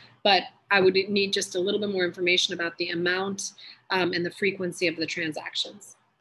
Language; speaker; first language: English; early bilingual, other home language; Persian